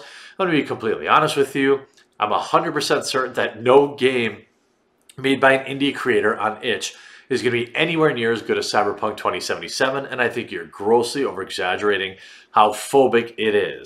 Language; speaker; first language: English; native; English